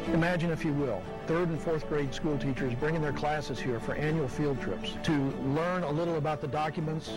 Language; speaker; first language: English; native; English